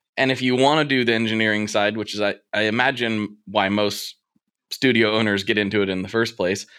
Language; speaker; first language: English; native; English